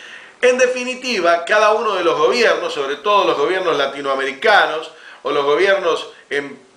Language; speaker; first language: Spanish; native; Spanish